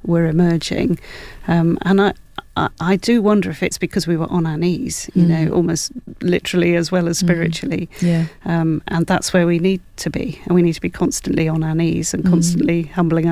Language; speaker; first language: English; native; English